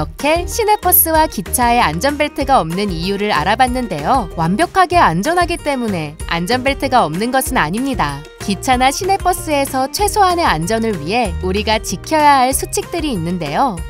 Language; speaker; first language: Korean; native; Korean